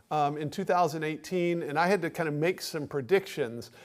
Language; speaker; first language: English; native; English